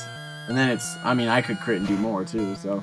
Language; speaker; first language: English; native; English